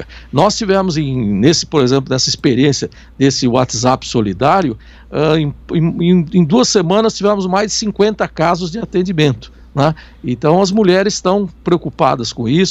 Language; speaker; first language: Portuguese; native; Portuguese